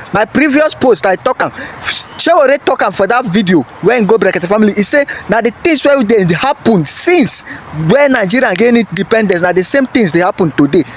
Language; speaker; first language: Nigerian Pidgin; native; Nigerian Pidgin